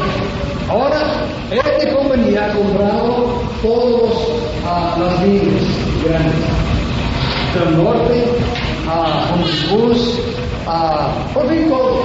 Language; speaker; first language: Spanish; non-native, fluent; English